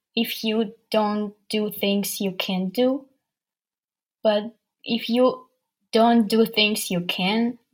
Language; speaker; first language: English; non-native, fluent; Ukrainian